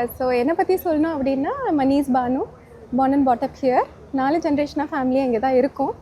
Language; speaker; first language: Tamil; early bilingual, heritage; Tamil